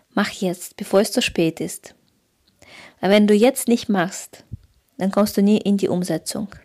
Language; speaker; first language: German; early bilingual, other home language; Russian